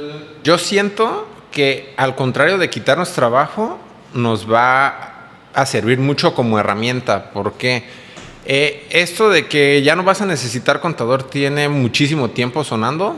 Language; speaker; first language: Spanish; native; Spanish